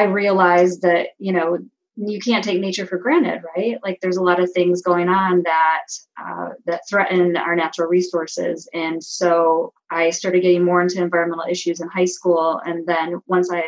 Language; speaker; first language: English; native; English